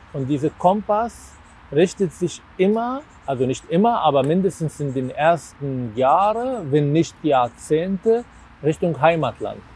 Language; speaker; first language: German; non-native, fluent; Arabic